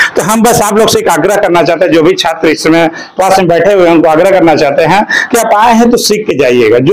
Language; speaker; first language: Hindi; native; Hindi